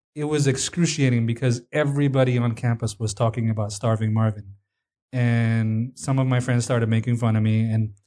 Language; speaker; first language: English; non-native, fluent; Amharic